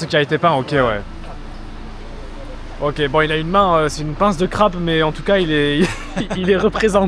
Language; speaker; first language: French; native; French